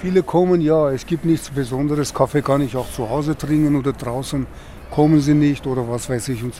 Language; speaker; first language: German; non-native, fluent; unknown